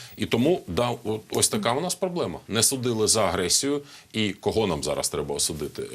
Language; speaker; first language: Ukrainian; non-native, local second language; Russian